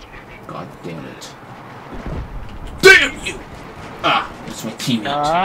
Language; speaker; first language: English; native; English